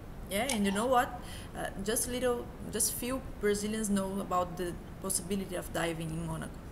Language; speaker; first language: English; non-native, fluent; Portuguese